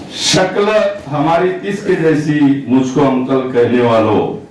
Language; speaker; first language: Hindi; non-native, local second language; Marathi